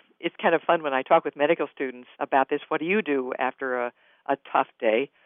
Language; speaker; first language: English; native; English